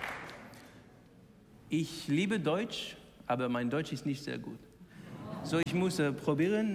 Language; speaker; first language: German; non-native, learner; English